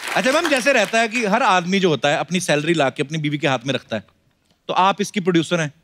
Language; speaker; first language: Hindi; native; Hindi